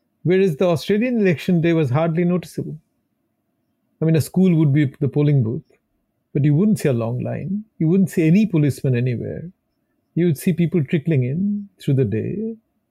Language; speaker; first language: English; non-native, local second language; Bangla